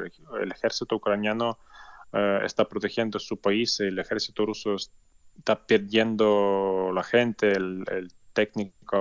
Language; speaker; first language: Spanish; non-native, learner; Ukrainian